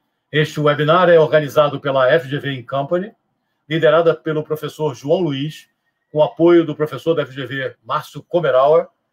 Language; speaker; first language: Portuguese; native; Portuguese